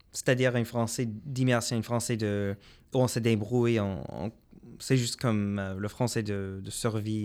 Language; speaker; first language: French; non-native, local second language; English